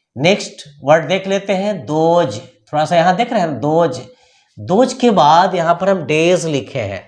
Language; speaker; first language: Hindi; native; Hindi